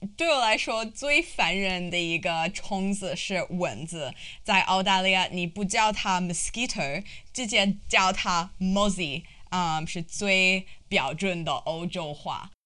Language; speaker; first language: Chinese; non-native, fluent; English